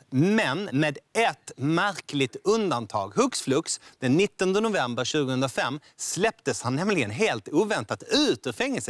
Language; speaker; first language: Swedish; native; Swedish